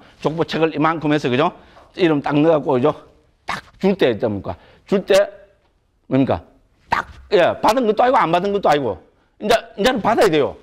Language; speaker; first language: Korean; native; Korean